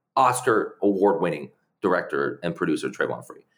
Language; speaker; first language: English; early bilingual, other home language; Chinese